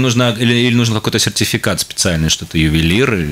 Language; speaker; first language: Russian; native; Russian